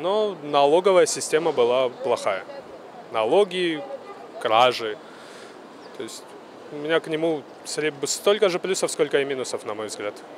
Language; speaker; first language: Russian; non-native, fluent; Georgian